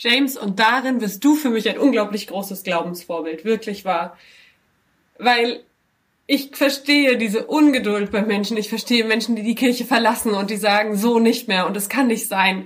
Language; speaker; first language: German; native; German